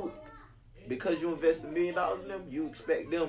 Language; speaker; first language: English; native; English